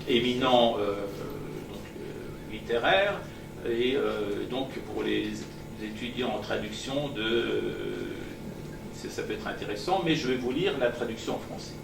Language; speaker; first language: French; non-native, fluent; Persian